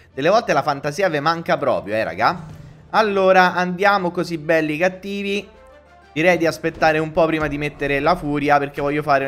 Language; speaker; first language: Italian; native; Italian